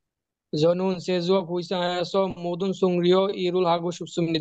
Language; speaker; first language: Korean; non-native, learner; Bangla